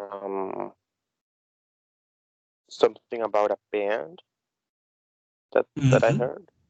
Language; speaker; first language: English; non-native, learner; Spanish